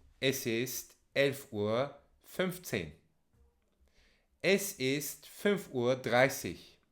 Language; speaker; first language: German; non-native, fluent; Turkish